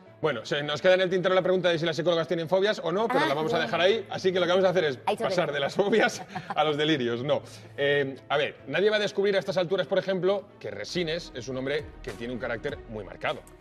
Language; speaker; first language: Spanish; native; Spanish